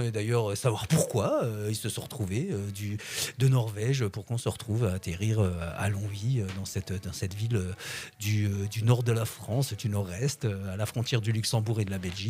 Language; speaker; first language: French; native; French